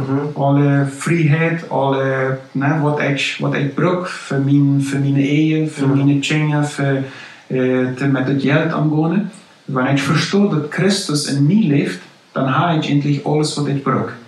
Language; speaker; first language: German; non-native, local second language; Plautdietsch